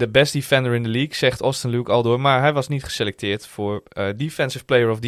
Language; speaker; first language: Dutch; native; Dutch